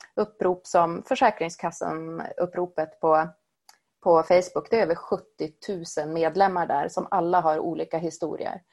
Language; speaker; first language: Swedish; native; Swedish